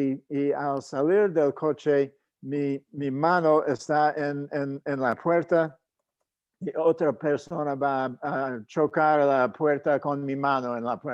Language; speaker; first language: Spanish; non-native, fluent; English